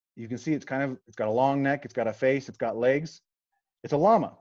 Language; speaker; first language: English; native; English